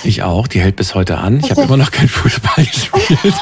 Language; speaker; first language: German; native; German